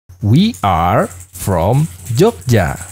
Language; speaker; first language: English; non-native, fluent; Indonesian